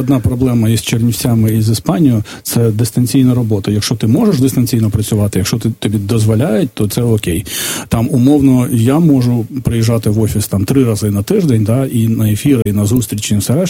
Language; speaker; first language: Ukrainian; native; Ukrainian